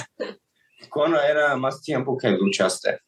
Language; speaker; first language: Spanish; non-native, learner; English